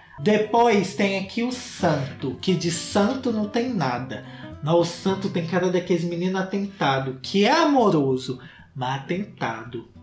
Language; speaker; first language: Portuguese; native; Portuguese